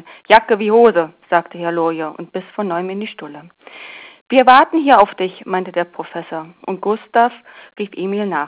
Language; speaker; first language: German; native; German